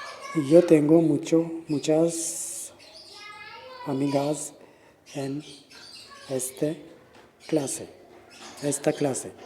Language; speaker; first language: Spanish; non-native, learner; Urdu